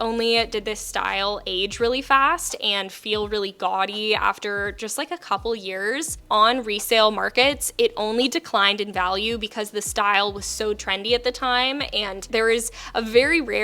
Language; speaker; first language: English; native; English